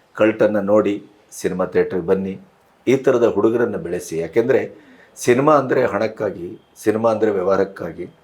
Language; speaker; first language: Kannada; non-native, local second language; Urdu